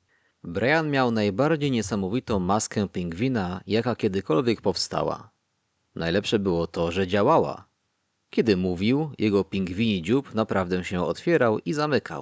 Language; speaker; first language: Polish; native; Polish